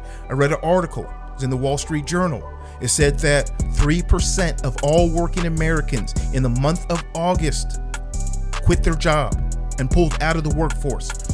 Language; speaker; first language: English; native; English